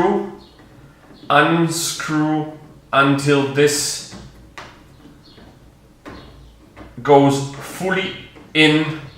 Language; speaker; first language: English; non-native, fluent; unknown